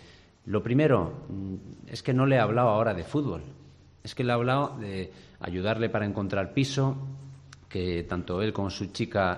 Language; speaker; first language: Spanish; native; Spanish